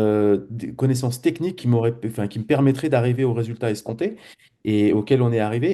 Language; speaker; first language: French; native; French